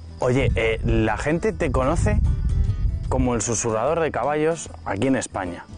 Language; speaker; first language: Spanish; native; Spanish